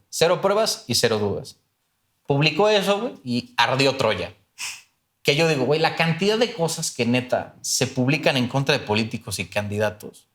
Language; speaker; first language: Spanish; native; Spanish